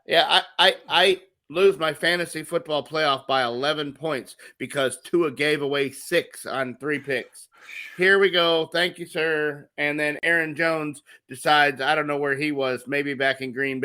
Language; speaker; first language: English; native; English